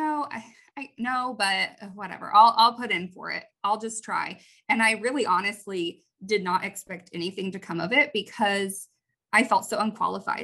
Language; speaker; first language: English; native; English